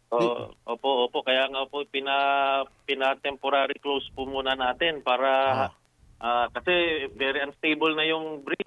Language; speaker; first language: Filipino; non-native, local second language; Pangasinan